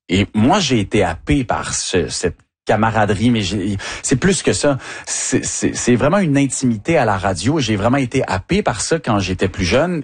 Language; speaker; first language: French; native; French